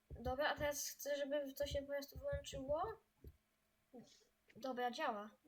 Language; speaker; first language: Polish; native; Polish